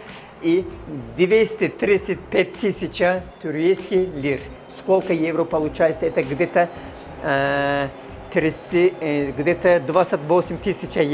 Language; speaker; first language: Russian; non-native, fluent; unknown